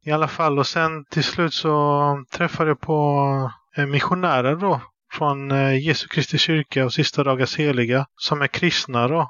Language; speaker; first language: Swedish; early bilingual, other home language; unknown